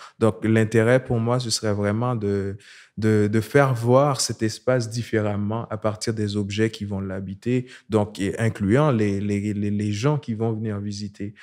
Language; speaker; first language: French; non-native, local second language; Haitian Creole